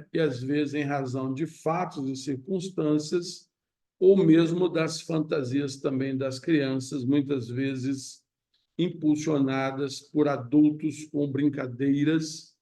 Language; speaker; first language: Portuguese; native; Portuguese